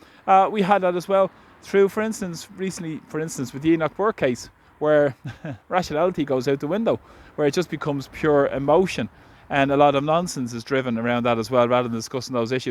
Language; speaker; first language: English; native; English